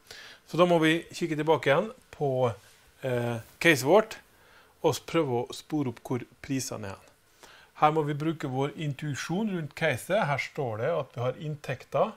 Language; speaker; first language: Norwegian; native; Norwegian